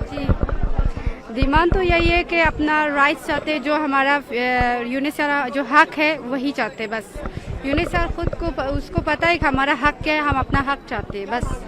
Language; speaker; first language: Hindi; non-native, learner; Persian